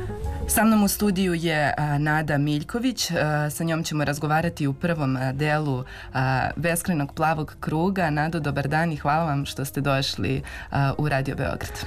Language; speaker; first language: Serbian; native; Serbian